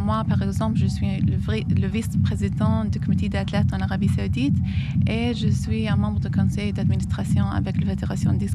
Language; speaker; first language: French; non-native, fluent; Arabic